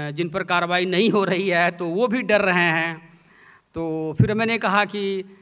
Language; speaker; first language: Hindi; native; Hindi